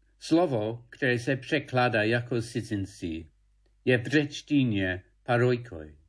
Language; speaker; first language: Czech; non-native, fluent; English